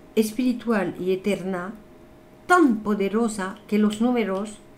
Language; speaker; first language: Spanish; non-native, fluent; French